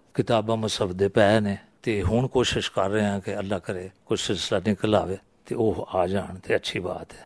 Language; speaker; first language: Punjabi; native; Punjabi